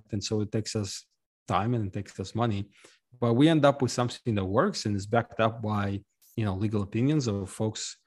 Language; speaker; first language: English; non-native, fluent; Russian